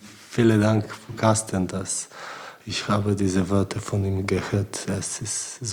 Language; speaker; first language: German; non-native, learner; Polish